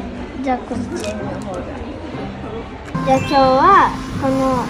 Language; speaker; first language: Japanese; early bilingual, heritage; Japanese